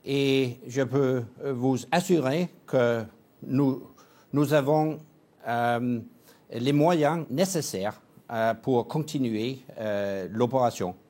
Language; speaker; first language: French; non-native, fluent; Danish